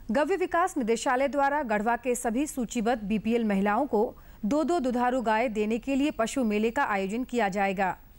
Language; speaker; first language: Hindi; native; Hindi